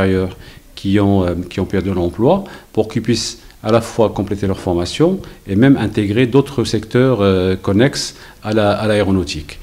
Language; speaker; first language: French; non-native, local second language; Arabic